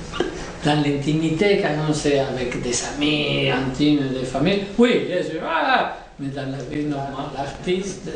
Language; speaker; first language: French; non-native, learner; Spanish